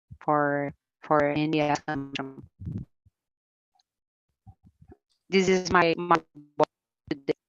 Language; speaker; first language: English; non-native, learner; Portuguese